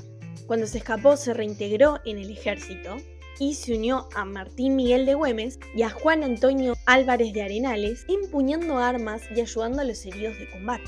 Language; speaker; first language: Spanish; native; Spanish